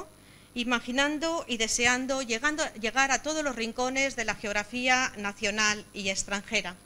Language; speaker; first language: Spanish; native; Spanish